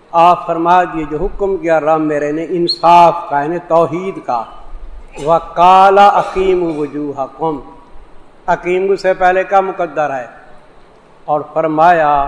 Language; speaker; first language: Urdu; non-native, local second language; Saraiki